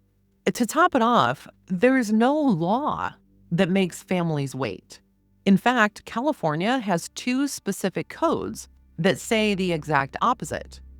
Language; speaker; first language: English; native; English